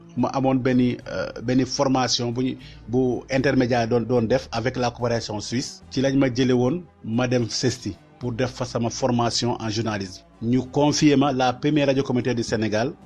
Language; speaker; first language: Wolof; non-native, local second language; Serer